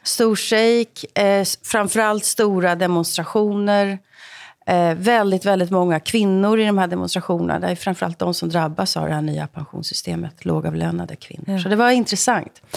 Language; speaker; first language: Swedish; native; Swedish